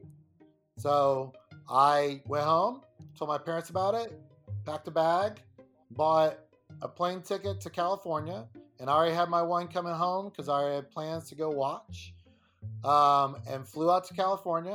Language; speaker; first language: English; native; English